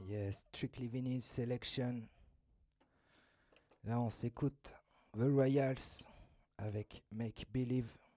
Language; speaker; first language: French; native; French